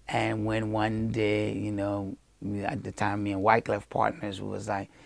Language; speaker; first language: English; early bilingual, other home language; Haitian Creole